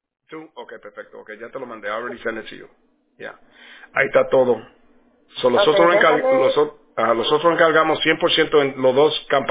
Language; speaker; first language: Spanish; early bilingual, heritage; Spanish